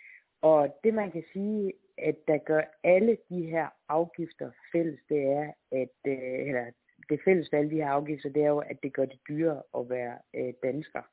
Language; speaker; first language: Danish; native; Danish